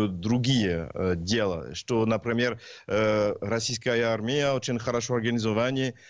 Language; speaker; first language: Russian; non-native, learner; French